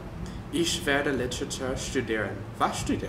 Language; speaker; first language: German; non-native, learner; English